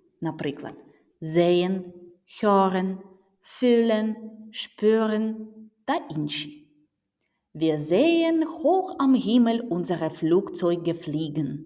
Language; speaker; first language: German; non-native, fluent; Ukrainian